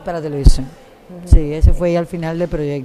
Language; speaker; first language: Spanish; native; Spanish